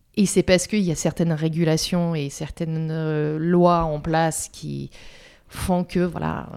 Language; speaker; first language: French; non-native, fluent; English